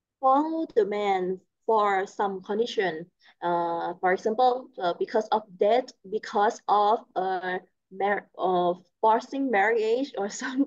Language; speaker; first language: English; non-native, learner; Thai